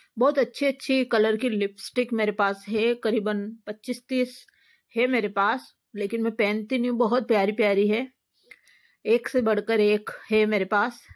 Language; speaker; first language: Hindi; native; Hindi